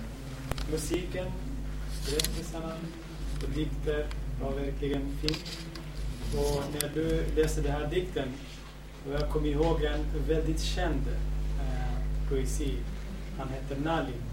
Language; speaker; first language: Swedish; non-native, fluent; Kurdish